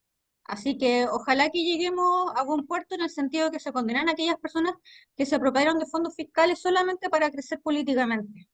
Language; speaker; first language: Spanish; native; Spanish